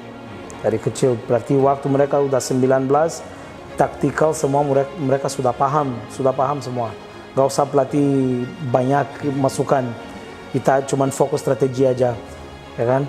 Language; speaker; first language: Indonesian; non-native, fluent; Portuguese